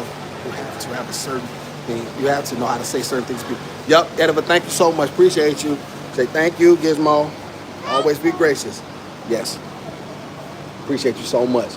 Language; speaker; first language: English; native; English